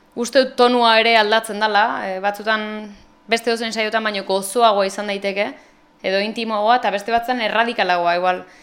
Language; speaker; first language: Basque; native; Basque